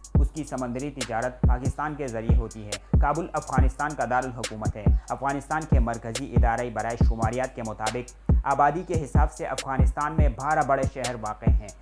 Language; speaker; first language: Urdu; non-native, local second language; Pashto